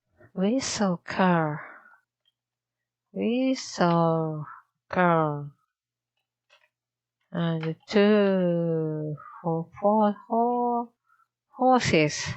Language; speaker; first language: English; non-native, learner; Japanese